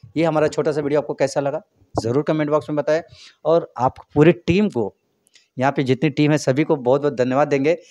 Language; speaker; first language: Hindi; native; Hindi